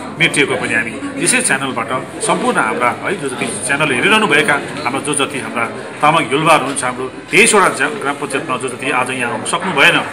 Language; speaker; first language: Nepali; native; Nepali